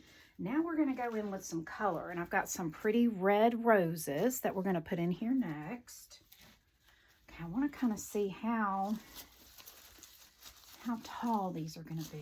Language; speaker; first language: English; native; English